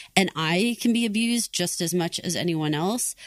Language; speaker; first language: English; native; English